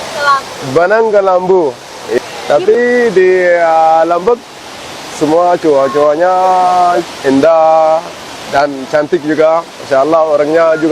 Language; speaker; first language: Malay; non-native, learner; Arabic